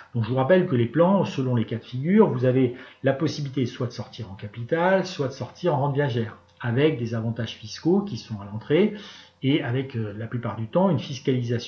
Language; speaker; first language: French; native; French